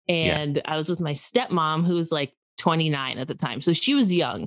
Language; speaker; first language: English; native; English